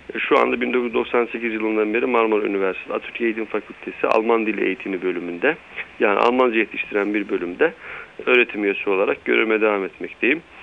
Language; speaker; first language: Turkish; native; Turkish